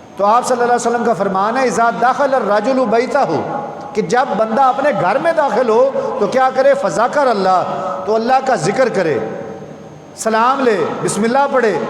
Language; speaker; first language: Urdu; non-native, local second language; Punjabi